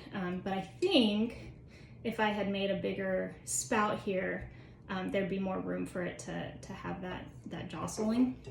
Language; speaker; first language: English; native; English